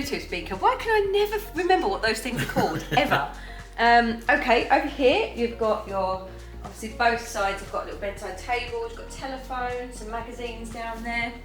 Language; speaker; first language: English; native; English